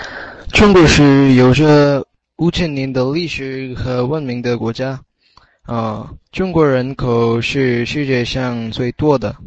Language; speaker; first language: Chinese; non-native, learner; English